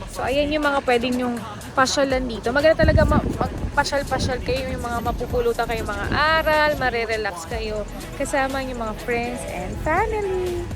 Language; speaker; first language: Filipino; native; Filipino